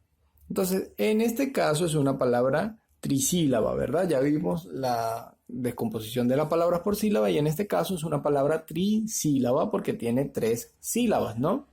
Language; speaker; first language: Spanish; native; Spanish